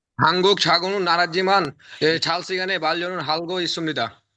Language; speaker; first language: Korean; non-native, learner; Bangla